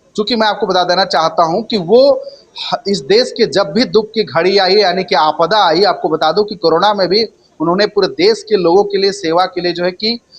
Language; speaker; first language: Hindi; native; Hindi